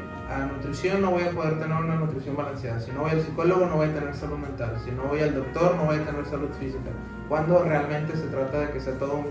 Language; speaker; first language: Spanish; native; Spanish